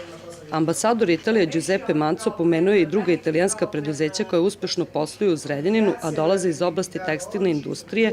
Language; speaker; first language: Serbian; native; Serbian